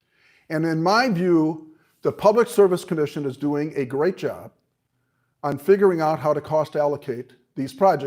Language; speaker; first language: English; native; English